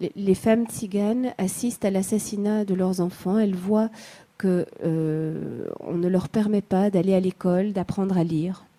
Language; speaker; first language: French; native; French